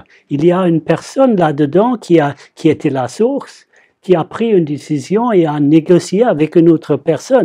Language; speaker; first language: French; non-native, fluent; English